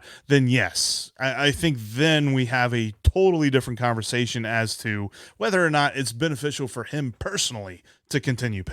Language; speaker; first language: English; native; English